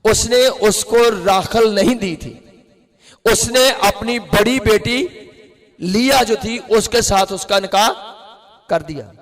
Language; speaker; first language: Urdu; non-native, local second language; Punjabi